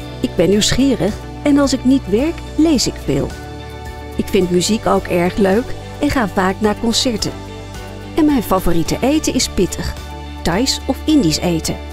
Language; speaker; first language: Dutch; non-native, fluent; English